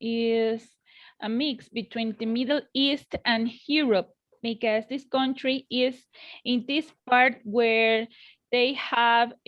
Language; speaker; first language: English; non-native, learner; Spanish